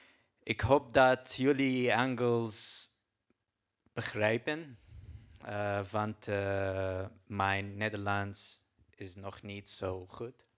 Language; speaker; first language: Dutch; non-native, learner; Arabic